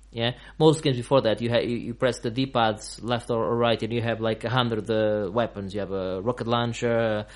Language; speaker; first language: English; non-native, fluent; Portuguese